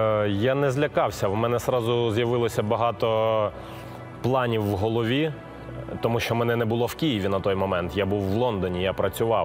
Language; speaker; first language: Ukrainian; non-native, local second language; Russian